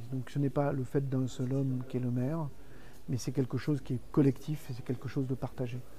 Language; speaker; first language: French; native; French